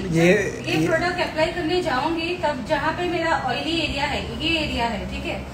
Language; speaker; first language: Hindi; non-native, local second language; Gujarati